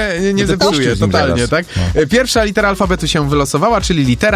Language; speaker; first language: Polish; native; Polish